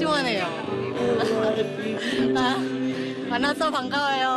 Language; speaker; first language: Korean; non-native, learner; Thai